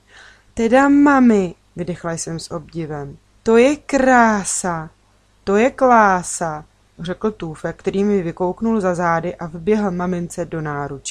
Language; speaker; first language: Czech; native; Czech